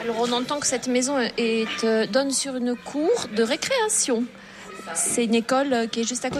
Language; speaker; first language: French; native; French